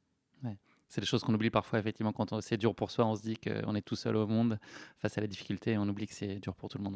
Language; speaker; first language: French; native; French